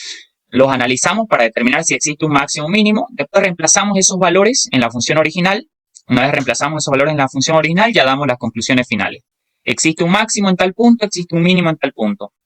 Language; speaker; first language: Spanish; native; Spanish